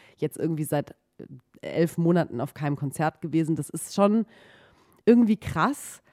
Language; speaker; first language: German; native; German